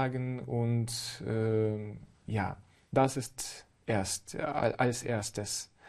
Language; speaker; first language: German; non-native, fluent; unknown